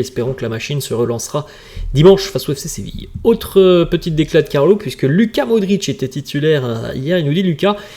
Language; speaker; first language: French; native; French